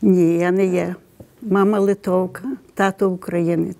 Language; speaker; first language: Ukrainian; early bilingual, heritage; Ukrainian